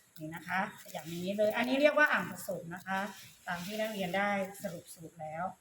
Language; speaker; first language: Thai; native; Thai